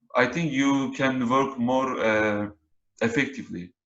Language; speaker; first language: English; non-native, learner; Turkish